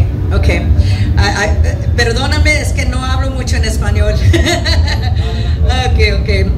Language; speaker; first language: Spanish; early bilingual, heritage; English